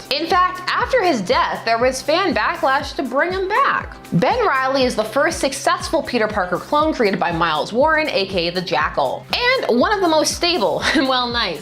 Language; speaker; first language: English; native; English